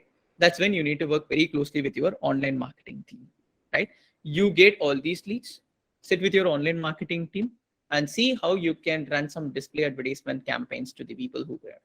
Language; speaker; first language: English; non-native, local second language; Tamil